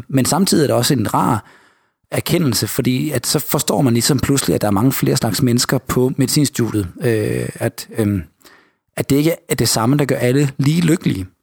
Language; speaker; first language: Danish; native; Danish